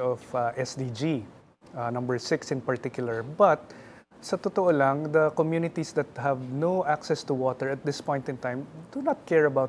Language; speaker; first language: English; non-native, local second language; Filipino